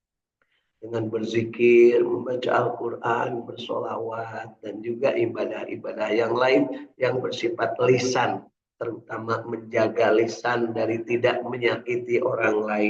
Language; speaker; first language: Indonesian; native; Indonesian